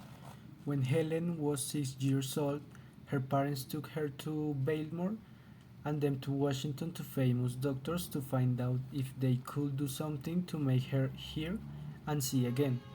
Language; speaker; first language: English; non-native, learner; Spanish